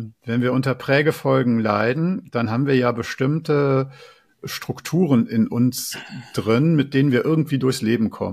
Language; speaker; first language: German; native; German